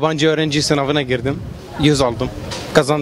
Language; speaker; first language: Turkish; non-native, fluent; Arabic